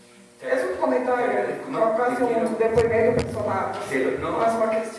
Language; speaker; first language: Portuguese; early bilingual, heritage; Spanish